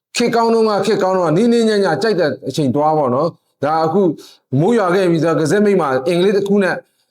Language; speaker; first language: Burmese; non-native, local second language; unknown